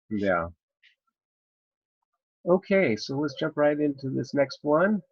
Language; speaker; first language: English; native; English